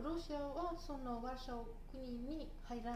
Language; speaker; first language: Japanese; non-native, fluent; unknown